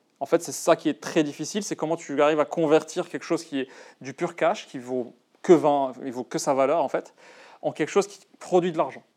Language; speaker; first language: French; non-native, local second language; Arabic